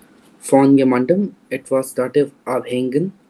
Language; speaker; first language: German; non-native, learner; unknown